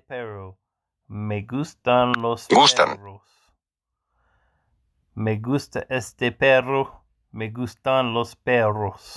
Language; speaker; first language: Spanish; non-native, learner; English